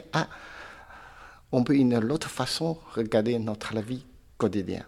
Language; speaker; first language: French; non-native, learner; Chinese